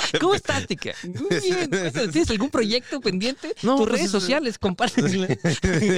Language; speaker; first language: Spanish; native; Spanish